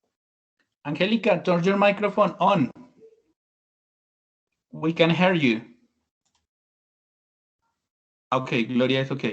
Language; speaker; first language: English; non-native, learner; Spanish